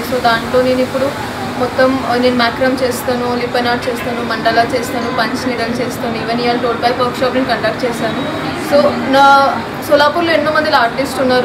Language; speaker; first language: Telugu; early bilingual, heritage; Telugu